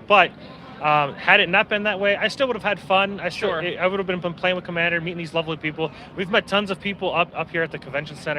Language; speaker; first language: English; native; English